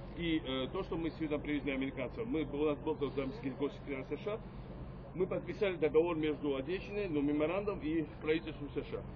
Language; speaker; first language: Russian; non-native, local second language; Georgian